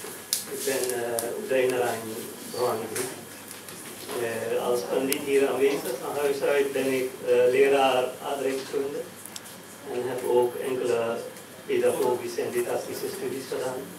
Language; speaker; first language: Dutch; non-native, local second language; Caribbean Hindustani